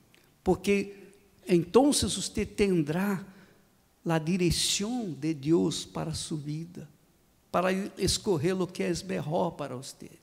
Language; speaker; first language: Portuguese; non-native, fluent; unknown